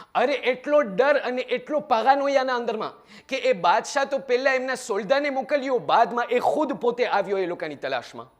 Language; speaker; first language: Gujarati; early bilingual, heritage; Gujarati